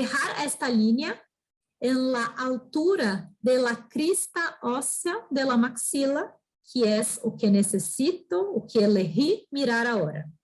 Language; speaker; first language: Spanish; non-native, fluent; Portuguese